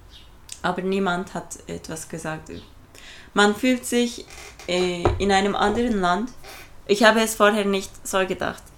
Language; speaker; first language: German; non-native, fluent; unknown